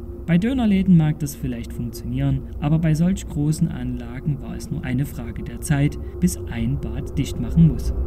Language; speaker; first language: German; native; German